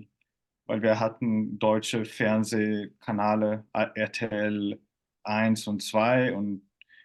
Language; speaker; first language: German; non-native, fluent; Finnish